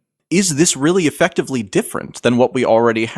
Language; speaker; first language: English; native; English